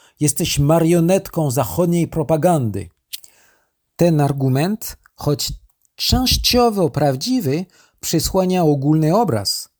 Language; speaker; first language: Polish; non-native, learner; French